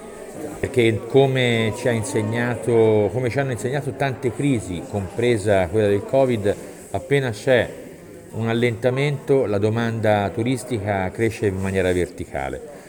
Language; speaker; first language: Italian; native; Italian